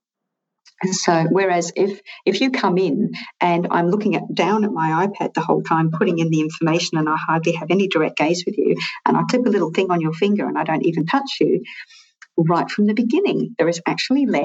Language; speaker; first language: English; native; English